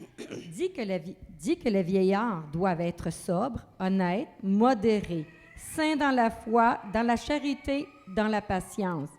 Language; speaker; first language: French; native; French